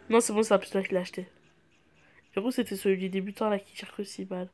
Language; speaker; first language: French; native; French